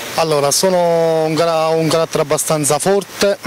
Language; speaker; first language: Italian; native; Italian